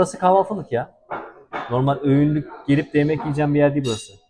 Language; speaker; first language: Turkish; native; Turkish